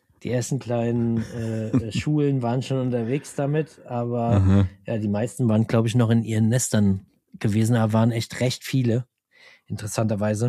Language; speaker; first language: German; native; German